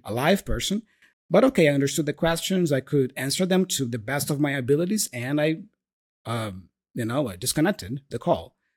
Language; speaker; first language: English; non-native, fluent; Portuguese